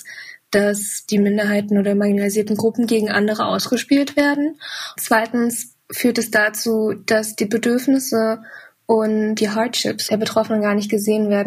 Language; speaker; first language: German; native; German